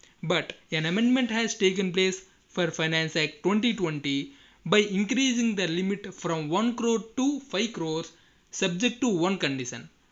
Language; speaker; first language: English; non-native, local second language; Telugu